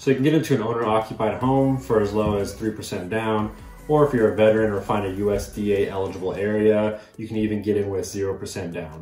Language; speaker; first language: English; native; English